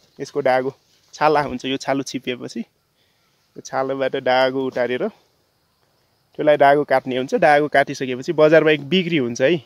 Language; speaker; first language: Nepali; non-native, local second language; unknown